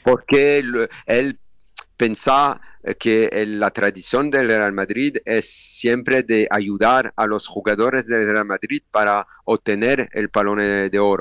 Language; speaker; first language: Spanish; non-native, learner; French